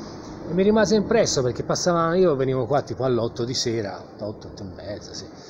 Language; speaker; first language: Italian; native; Italian